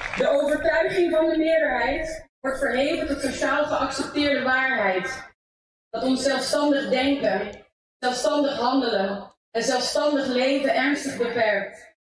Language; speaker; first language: Dutch; early bilingual, other home language; English